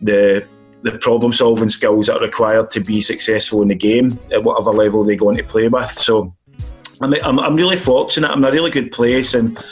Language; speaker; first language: English; native; English